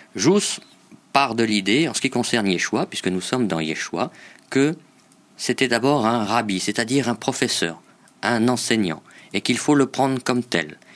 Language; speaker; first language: French; native; French